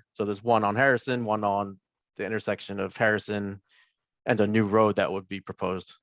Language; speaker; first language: English; native; English